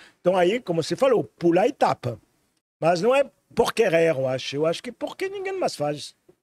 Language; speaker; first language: Portuguese; non-native, fluent; French